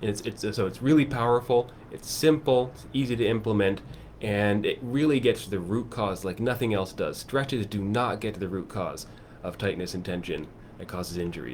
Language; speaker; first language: English; native; English